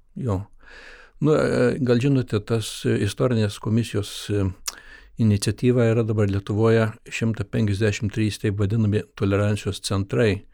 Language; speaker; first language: Lithuanian; early bilingual, heritage; Lithuanian